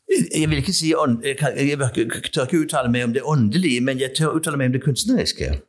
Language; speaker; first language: Norwegian; native; Norwegian